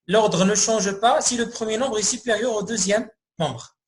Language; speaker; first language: French; non-native, local second language; Arabic